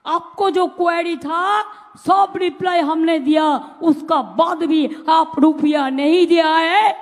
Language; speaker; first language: Hindi; non-native, local second language; Bangla